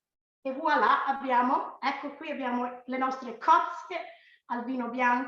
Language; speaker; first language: Italian; early bilingual, heritage; Italian